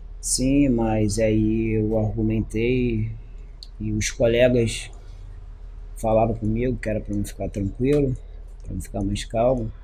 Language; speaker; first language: Portuguese; native; Portuguese